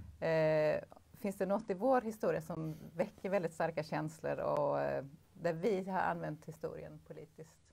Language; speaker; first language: Swedish; native; Swedish